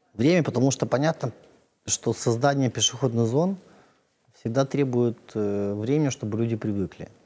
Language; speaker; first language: Russian; native; Russian